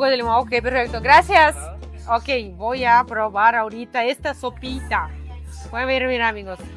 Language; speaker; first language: Spanish; non-native, fluent; Russian